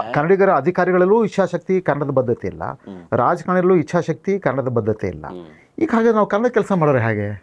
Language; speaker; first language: Kannada; non-native, local second language; Marathi